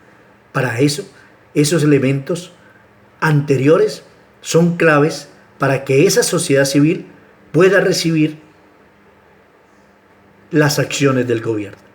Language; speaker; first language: Spanish; native; Spanish